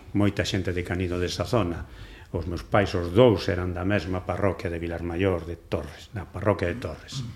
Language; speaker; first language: Galician; non-native, local second language; Spanish